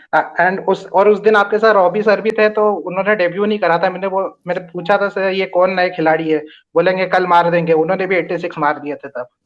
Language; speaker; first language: Hindi; native; Hindi